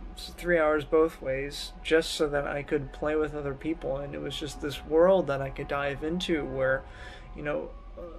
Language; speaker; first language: English; native; English